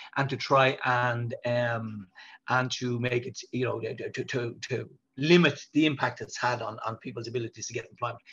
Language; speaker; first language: English; native; English